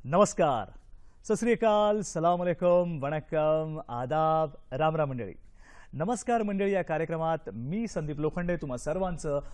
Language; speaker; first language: Marathi; native; Marathi